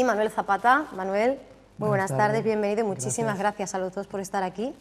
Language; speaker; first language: Spanish; native; Spanish